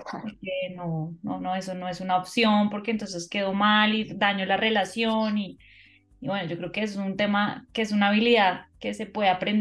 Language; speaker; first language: Spanish; native; Spanish